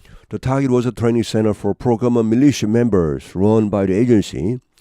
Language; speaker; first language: English; non-native, fluent; Korean